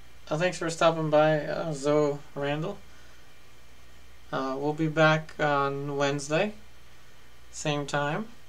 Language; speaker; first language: English; early bilingual, other home language; Spanish